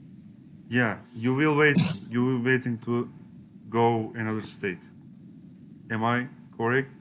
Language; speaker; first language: English; non-native, learner; Turkish